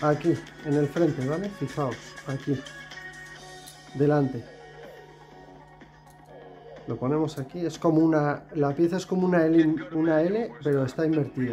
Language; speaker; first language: Spanish; native; Spanish